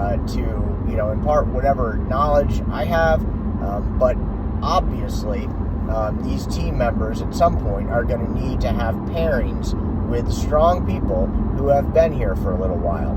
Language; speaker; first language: English; native; English